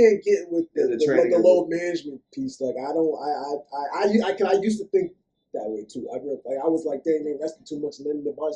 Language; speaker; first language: English; native; English